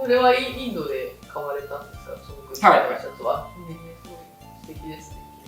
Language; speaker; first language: Japanese; native; Japanese